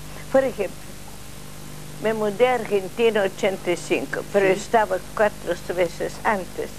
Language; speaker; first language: Spanish; non-native, learner; Russian